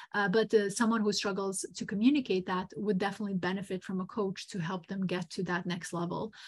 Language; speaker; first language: English; non-native, fluent; Serbian